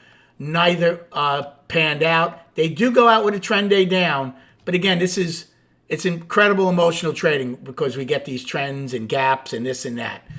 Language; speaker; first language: English; native; English